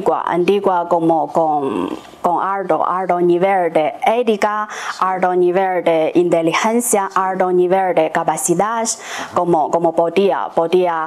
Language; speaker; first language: Spanish; non-native, fluent; Chinese